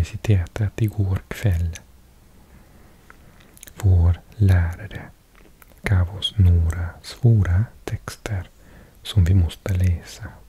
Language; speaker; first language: Swedish; non-native, learner; English